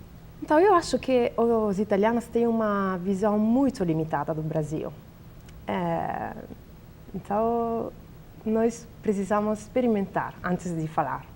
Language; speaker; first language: Portuguese; non-native, learner; Italian